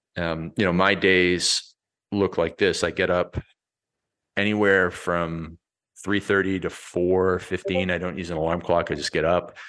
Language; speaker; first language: English; native; English